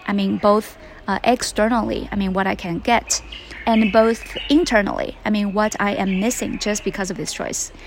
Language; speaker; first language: English; non-native, fluent; Chinese